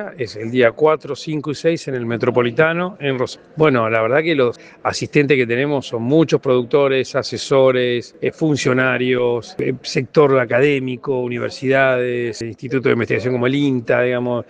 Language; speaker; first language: Spanish; native; Spanish